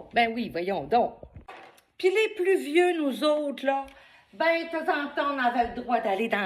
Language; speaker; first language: French; native; French